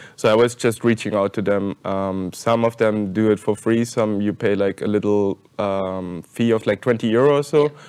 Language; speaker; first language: English; non-native, fluent; German